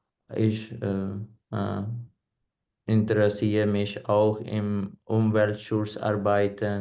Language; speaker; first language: German; non-native, learner; Punjabi